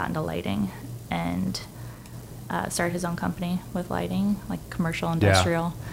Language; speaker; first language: English; native; English